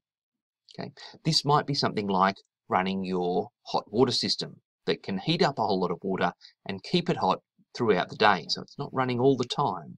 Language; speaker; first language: English; native; English